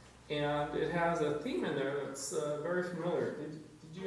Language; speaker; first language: English; native; English